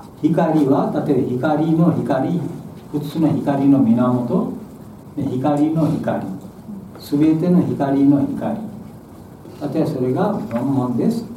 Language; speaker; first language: Japanese; non-native, learner; Bangla